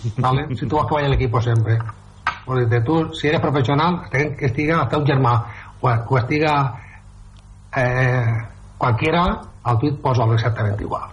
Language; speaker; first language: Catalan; native; Catalan